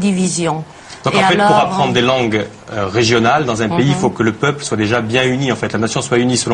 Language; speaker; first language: French; native; French